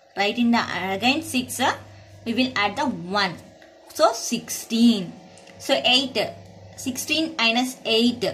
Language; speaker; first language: English; non-native, local second language; Tamil